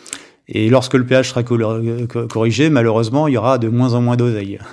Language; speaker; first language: French; native; French